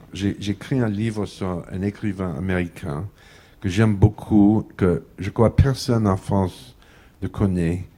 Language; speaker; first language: French; non-native, fluent; English